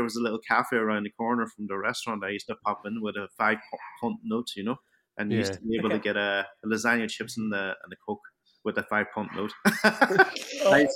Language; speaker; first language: English; early bilingual, other home language; Cantonese